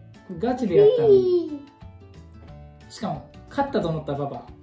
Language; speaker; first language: Japanese; native; Japanese